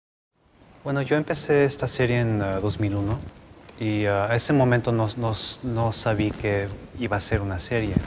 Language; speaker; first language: Spanish; non-native, local second language; English